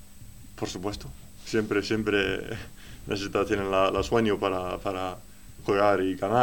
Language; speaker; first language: Spanish; non-native, learner; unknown